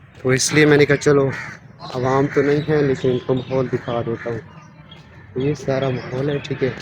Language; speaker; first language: Urdu; non-native, local second language; Saraiki